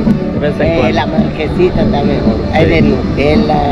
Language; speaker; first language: Spanish; native; Spanish